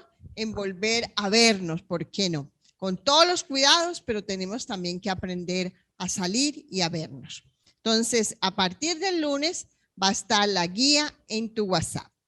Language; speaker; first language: Spanish; native; Spanish